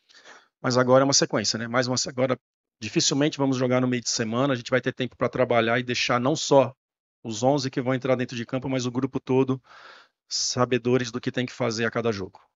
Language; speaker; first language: Portuguese; native; Portuguese